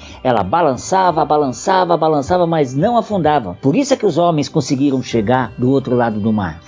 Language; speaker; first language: Portuguese; native; Portuguese